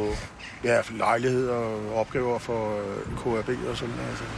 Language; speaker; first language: Danish; native; Danish